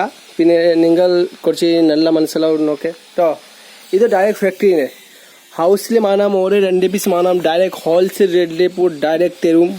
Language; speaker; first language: Malayalam; non-native, learner; Hindi